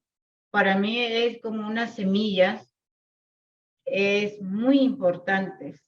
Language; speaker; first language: Spanish; non-native, local second language; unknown